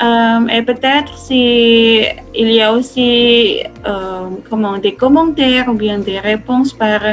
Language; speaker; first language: French; non-native, fluent; Indonesian